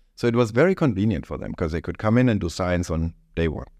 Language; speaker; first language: English; non-native, fluent; German